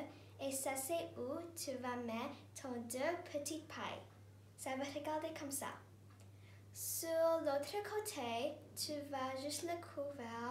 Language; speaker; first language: French; non-native, learner; English